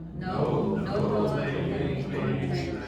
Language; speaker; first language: Spanish; non-native, learner; English